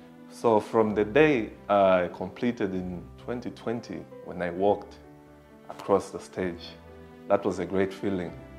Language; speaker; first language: English; non-native, fluent; Portuguese